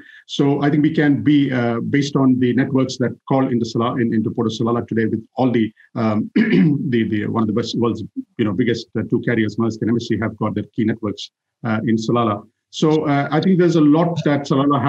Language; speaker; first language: English; non-native, local second language; Malayalam